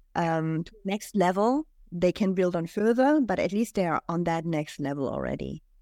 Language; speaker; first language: English; non-native, fluent; German